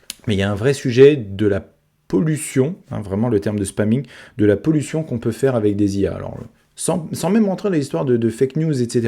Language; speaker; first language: French; native; French